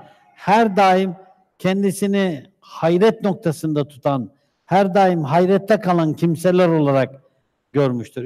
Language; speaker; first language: Turkish; native; Turkish